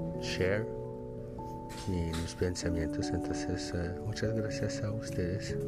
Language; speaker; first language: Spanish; non-native, learner; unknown